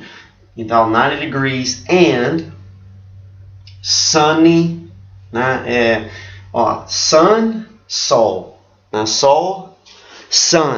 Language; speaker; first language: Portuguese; non-native, fluent; English